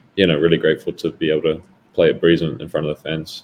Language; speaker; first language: English; native; English